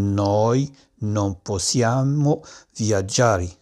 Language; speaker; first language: Italian; non-native, fluent; Arabic